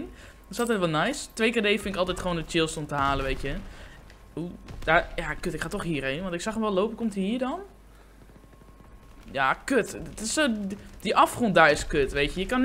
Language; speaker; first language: Dutch; native; Dutch